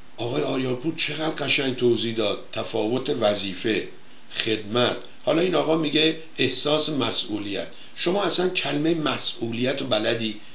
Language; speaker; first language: Persian; native; Persian